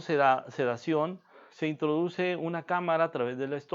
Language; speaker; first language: Spanish; native; Spanish